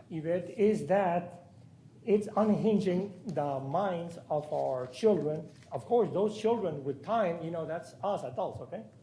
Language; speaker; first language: English; non-native, fluent; Spanish